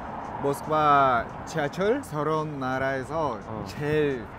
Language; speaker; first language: Korean; non-native, learner; Russian